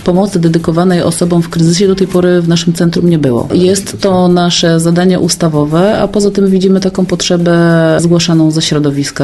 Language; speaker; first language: Polish; native; Polish